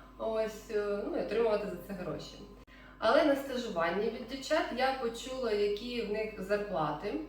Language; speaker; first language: Ukrainian; non-native, local second language; Russian